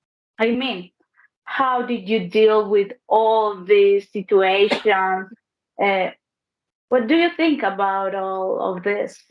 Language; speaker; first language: English; non-native, learner; Spanish